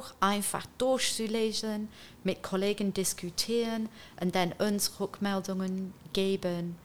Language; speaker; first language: German; non-native, fluent; English